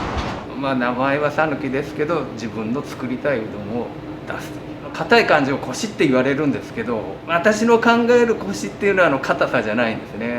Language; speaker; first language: Japanese; native; Japanese